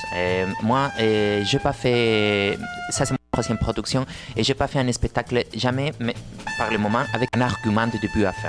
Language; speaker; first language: French; non-native, fluent; Spanish